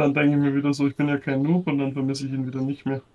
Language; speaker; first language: German; native; German